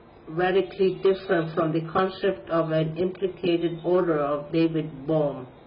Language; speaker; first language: English; non-native, fluent; Spanish